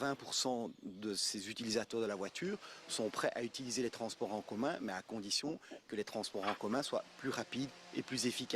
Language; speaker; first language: French; native; French